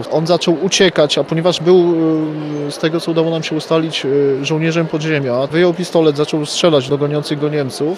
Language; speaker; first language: Polish; native; Polish